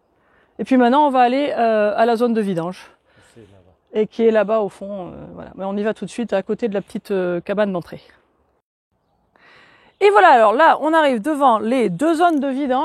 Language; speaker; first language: French; native; French